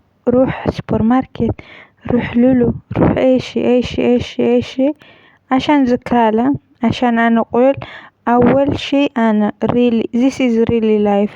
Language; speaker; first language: Arabic; non-native, learner; Amharic